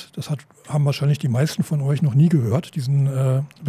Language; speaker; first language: German; native; German